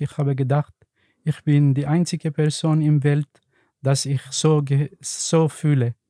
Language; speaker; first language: German; non-native, learner; Arabic